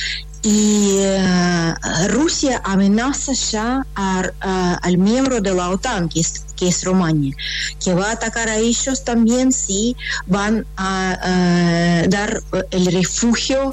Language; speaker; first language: Spanish; non-native, fluent; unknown